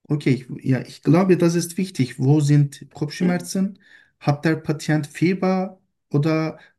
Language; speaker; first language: German; non-native, learner; Turkish